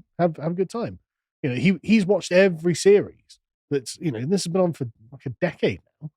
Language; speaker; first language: English; native; English